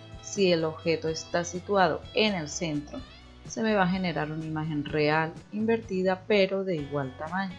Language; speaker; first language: Spanish; native; Spanish